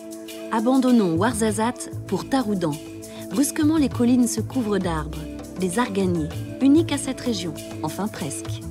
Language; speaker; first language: French; native; French